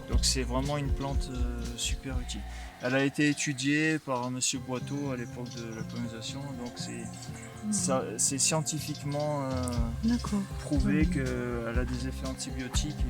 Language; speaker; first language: French; native; French